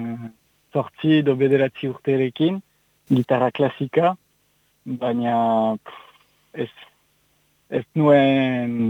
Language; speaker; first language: Basque; non-native, local second language; French